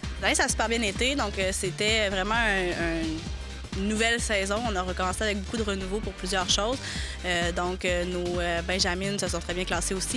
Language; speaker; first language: French; native; French